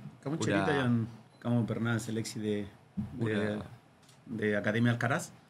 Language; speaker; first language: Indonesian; non-native, learner; Spanish